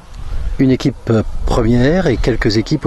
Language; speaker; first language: French; native; French